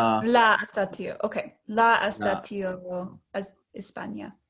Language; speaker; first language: Arabic; non-native, learner; English